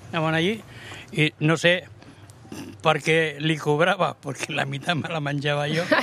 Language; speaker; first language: Catalan; non-native, local second language; Spanish